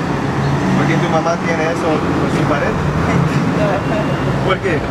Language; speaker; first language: Spanish; non-native, fluent; English